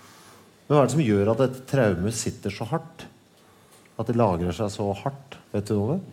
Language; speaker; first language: Norwegian; native; Norwegian